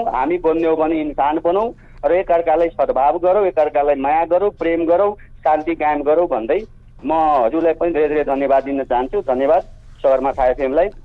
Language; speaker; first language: Nepali; non-native, local second language; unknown